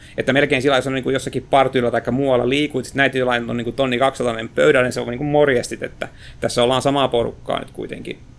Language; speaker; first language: Finnish; native; Finnish